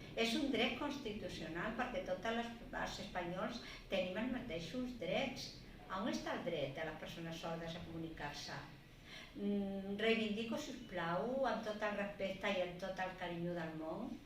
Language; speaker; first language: Catalan; non-native, local second language; Spanish